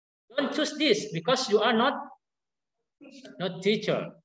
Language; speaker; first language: English; non-native, learner; Indonesian